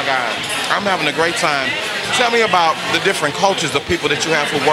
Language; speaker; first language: English; native; English